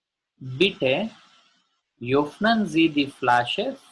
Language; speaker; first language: German; non-native, learner; Gujarati